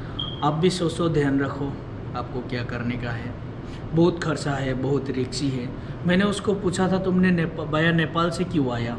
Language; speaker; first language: Hindi; non-native, local second language; Bangla